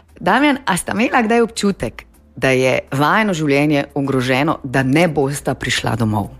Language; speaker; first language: Slovenian; native; Slovenian